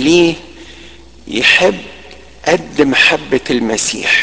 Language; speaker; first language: Arabic; native; Arabic